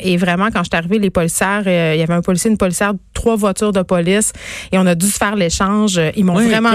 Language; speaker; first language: French; native; French